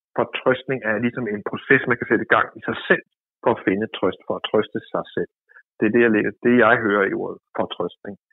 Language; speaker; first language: Danish; native; Danish